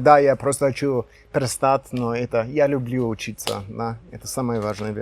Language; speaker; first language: Russian; non-native, learner; English